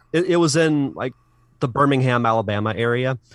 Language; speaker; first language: English; native; English